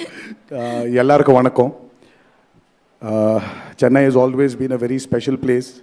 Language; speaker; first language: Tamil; non-native, learner; Telugu